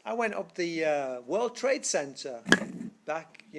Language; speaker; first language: English; native; English